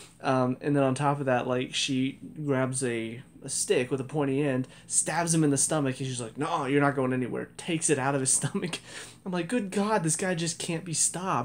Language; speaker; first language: English; native; English